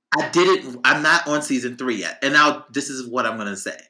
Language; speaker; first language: English; native; English